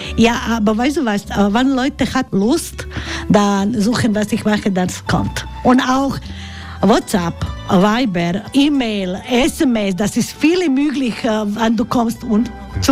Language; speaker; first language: German; non-native, learner; Croatian